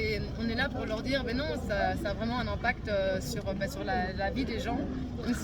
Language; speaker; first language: French; native; French